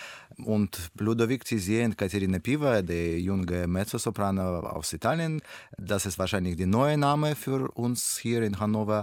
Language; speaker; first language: German; non-native, learner; Russian